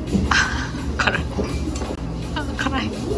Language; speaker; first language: Japanese; native; Japanese